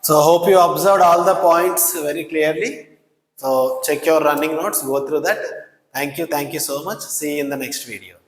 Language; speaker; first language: English; non-native, local second language; Telugu